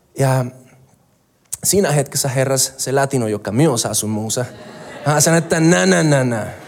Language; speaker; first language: Finnish; non-native, fluent; Spanish